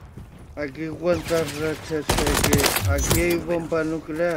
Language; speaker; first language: Spanish; native; Spanish